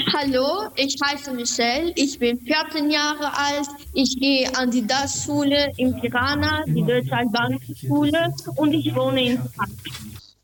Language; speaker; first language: German; non-native, learner; Albanian